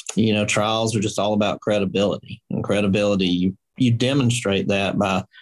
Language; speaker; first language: English; native; English